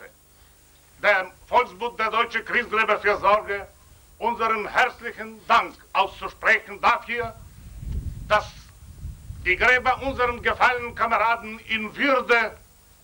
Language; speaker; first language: German; non-native, fluent; Ukrainian